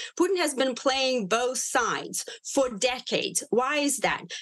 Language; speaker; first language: English; non-native, fluent; Russian